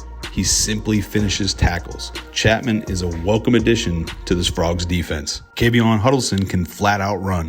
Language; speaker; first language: English; native; English